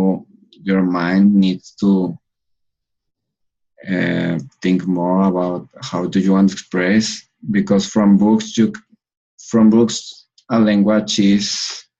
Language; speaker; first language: English; non-native, learner; Spanish